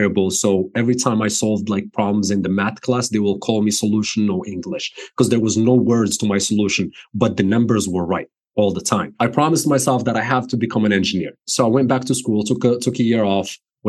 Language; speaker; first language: English; non-native, fluent; Arabic